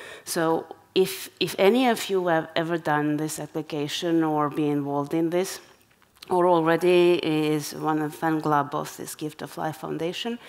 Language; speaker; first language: English; non-native, fluent; Estonian